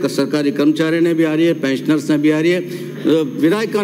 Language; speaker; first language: Hindi; native; Hindi